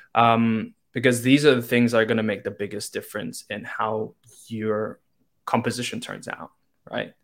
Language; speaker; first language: English; non-native, local second language; Cantonese